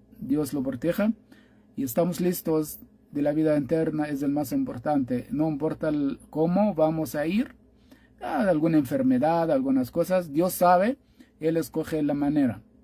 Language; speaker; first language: Spanish; non-native, fluent; Arabic